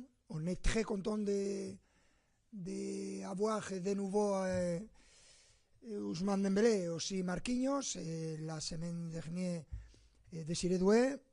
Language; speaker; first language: French; non-native, fluent; Spanish